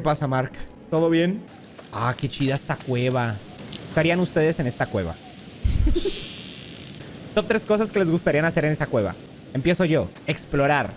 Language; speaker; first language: Spanish; native; Spanish